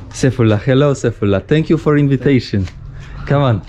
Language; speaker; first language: English; non-native, learner; Polish